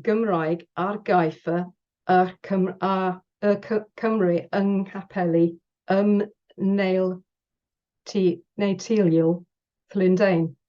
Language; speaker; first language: Welsh; non-native, learner; English